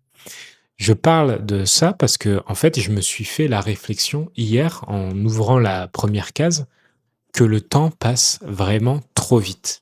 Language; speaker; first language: French; native; French